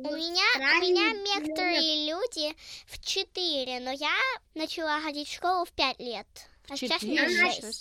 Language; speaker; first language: Russian; early bilingual, heritage; Russian